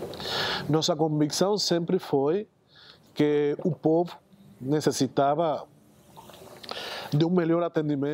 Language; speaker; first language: Portuguese; non-native, fluent; Spanish